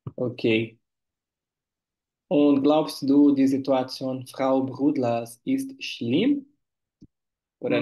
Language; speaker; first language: German; non-native, fluent; Portuguese